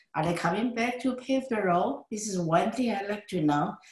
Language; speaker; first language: English; non-native, learner; Chinese